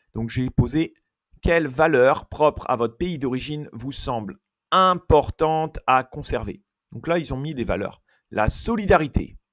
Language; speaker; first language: French; native; French